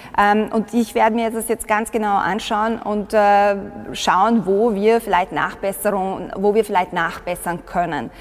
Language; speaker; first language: German; early bilingual, other home language; Bosnian